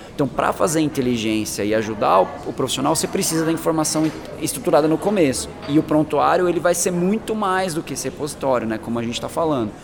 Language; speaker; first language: Portuguese; early bilingual, other home language; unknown